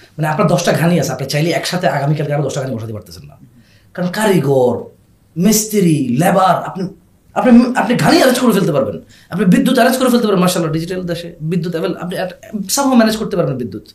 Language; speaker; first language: Bangla; native; Bangla